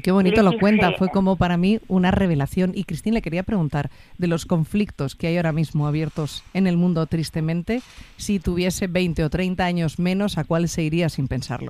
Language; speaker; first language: Spanish; native; Spanish